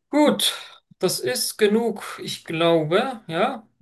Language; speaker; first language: German; non-native, fluent; Turkish